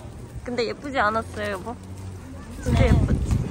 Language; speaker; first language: Korean; non-native, learner; Turkish